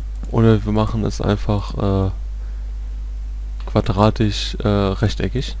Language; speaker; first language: German; native; German